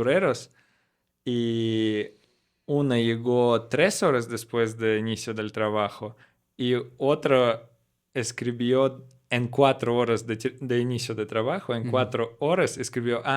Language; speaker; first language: Spanish; non-native, learner; Russian